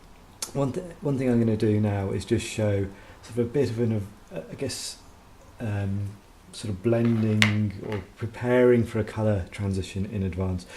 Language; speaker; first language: English; native; English